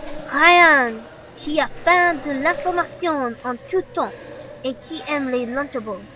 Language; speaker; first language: French; non-native, learner; English